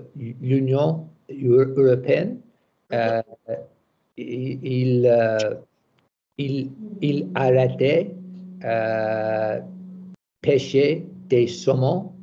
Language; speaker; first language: French; non-native, learner; English